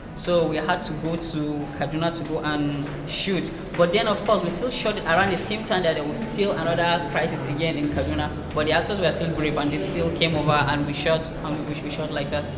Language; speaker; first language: English; non-native, local second language; Hausa